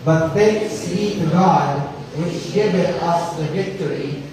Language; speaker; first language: English; non-native, local second language; Filipino